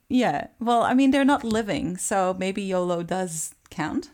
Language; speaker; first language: English; early bilingual, other home language; Japanese